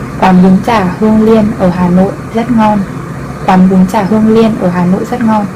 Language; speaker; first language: Vietnamese; non-native, learner; Korean